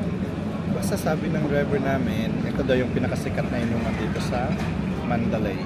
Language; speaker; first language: Filipino; native; Filipino